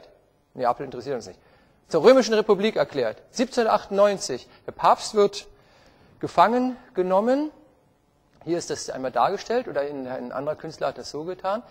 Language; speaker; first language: German; native; German